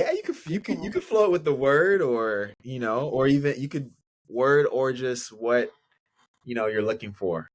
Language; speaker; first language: English; native; English